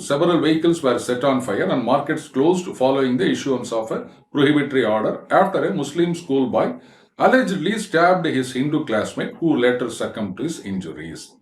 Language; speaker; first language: English; non-native, local second language; Tamil